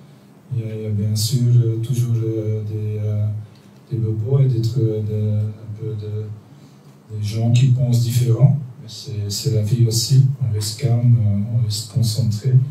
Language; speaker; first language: French; non-native, local second language; Dutch